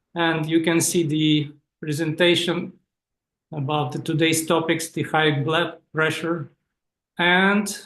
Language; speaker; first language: English; non-native, fluent; Russian